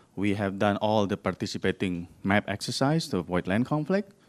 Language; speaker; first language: English; non-native, fluent; Indonesian